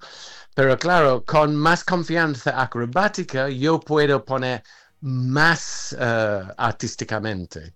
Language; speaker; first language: Spanish; non-native, fluent; English